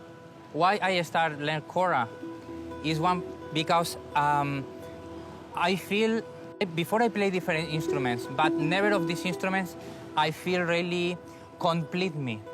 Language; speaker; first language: English; non-native, learner; Spanish